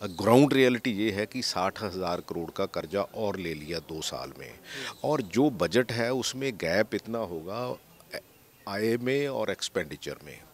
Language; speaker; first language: Hindi; non-native, local second language; Punjabi